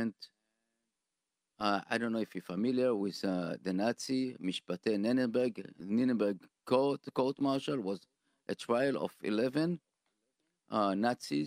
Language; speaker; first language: English; non-native, fluent; Hebrew